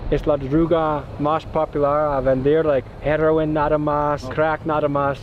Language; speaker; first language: Spanish; non-native, learner; English